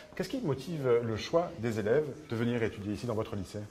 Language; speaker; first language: French; native; French